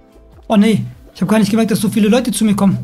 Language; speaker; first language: German; native; German